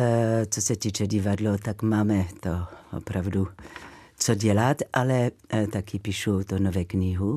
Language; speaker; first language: Czech; non-native, fluent; French